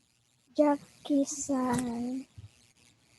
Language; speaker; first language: Japanese; non-native, learner; Filipino